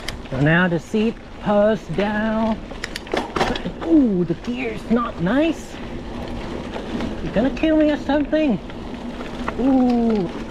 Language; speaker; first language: English; non-native, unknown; Thai